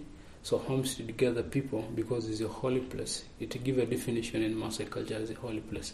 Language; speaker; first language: English; non-native, local second language; Masai